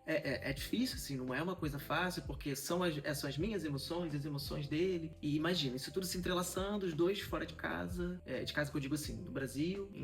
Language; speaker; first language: Portuguese; native; Portuguese